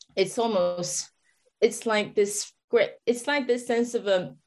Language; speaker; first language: English; non-native, fluent; Chinese